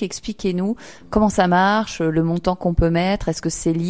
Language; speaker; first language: French; native; French